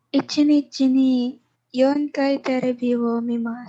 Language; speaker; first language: Japanese; non-native, learner; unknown